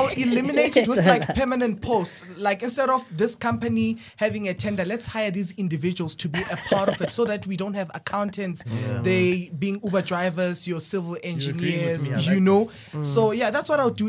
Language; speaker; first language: English; non-native, local second language; Southern Sotho